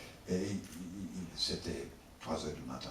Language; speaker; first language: French; non-native, learner; English